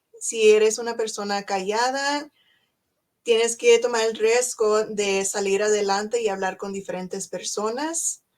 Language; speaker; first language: Spanish; early bilingual, other home language; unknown